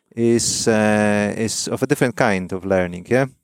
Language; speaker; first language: English; non-native, fluent; Polish